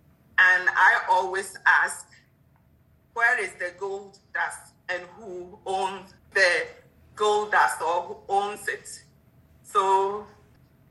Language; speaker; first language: English; non-native, local second language; Akan